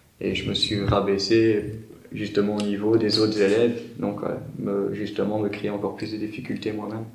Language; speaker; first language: French; native; French